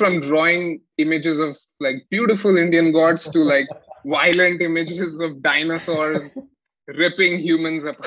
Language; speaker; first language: English; non-native, local second language; Malayalam